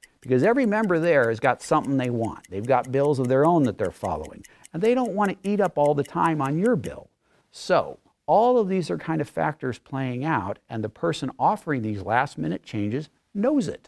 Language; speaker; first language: English; native; English